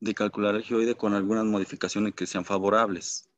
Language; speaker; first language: Spanish; native; Spanish